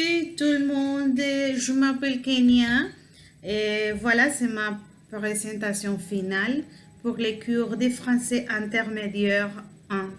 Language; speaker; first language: French; non-native, learner; Spanish